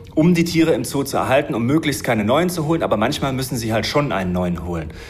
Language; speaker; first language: German; native; German